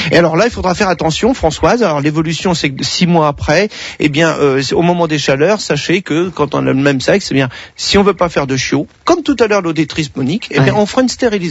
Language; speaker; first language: French; native; French